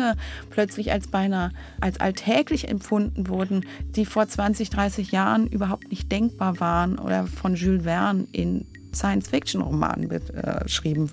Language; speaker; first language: German; native; German